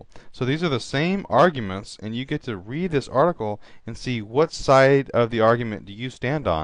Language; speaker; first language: English; native; English